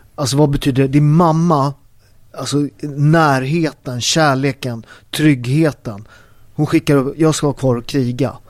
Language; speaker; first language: Swedish; early bilingual, other home language; Italian